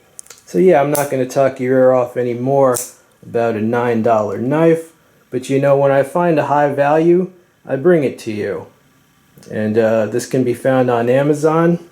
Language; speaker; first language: English; native; English